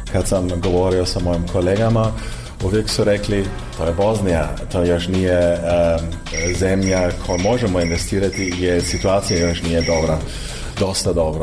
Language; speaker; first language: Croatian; early bilingual, heritage; Croatian